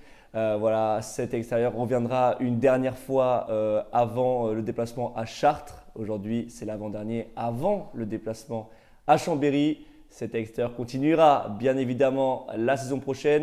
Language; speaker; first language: French; native; French